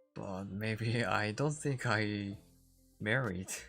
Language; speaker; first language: English; non-native, learner; Korean